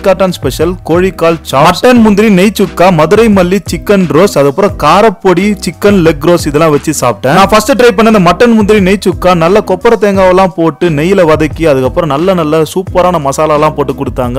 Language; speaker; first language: Tamil; native; Tamil